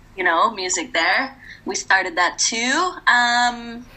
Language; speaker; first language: English; early bilingual, other home language; Spanish